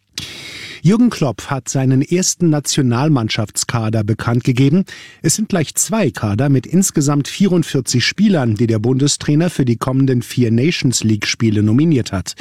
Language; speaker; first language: German; native; German